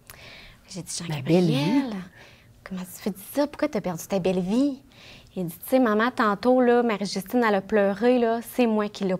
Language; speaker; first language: French; native; French